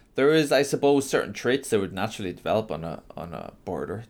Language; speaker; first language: English; native; English